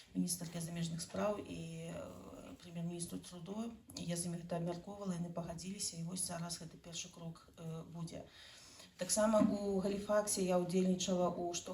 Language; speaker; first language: Belarusian; non-native, local second language; Russian